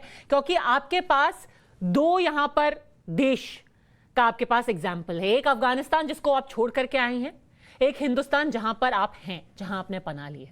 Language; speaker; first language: Hindi; native; Hindi